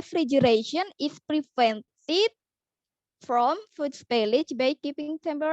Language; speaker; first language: English; non-native, learner; Indonesian